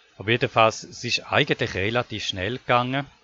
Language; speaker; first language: German; native; German